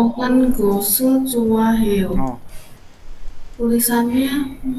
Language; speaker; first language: Korean; non-native, learner; Indonesian